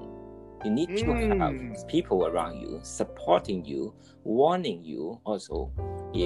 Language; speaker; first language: English; non-native, local second language; Cantonese